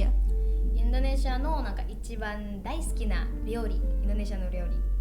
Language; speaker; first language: Japanese; non-native, learner; Indonesian